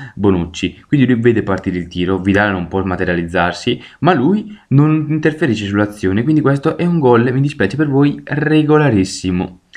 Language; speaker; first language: Italian; native; Italian